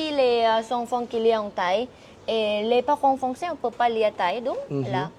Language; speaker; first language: French; non-native, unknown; Thai